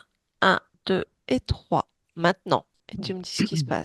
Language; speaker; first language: French; native; French